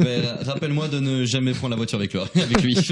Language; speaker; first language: French; native; French